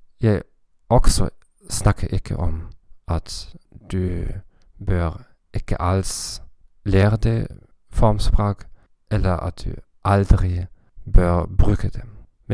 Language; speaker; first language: Norwegian; non-native, learner; German